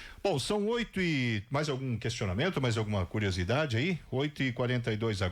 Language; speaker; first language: Portuguese; native; Portuguese